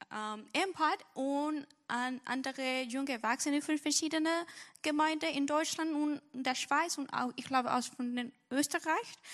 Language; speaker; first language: German; non-native, learner; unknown